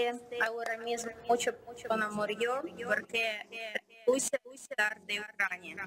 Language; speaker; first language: Spanish; non-native, learner; Ukrainian